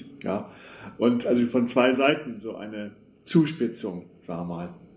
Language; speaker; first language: German; native; German